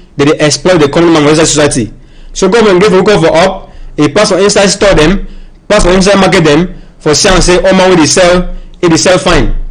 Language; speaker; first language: Nigerian Pidgin; native; Nigerian Pidgin